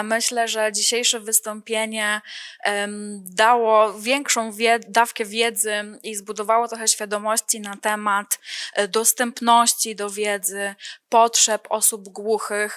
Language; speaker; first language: Polish; native; Polish